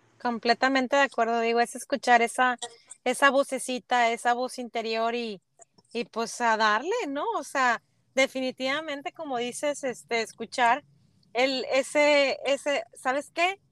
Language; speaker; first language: Spanish; native; Spanish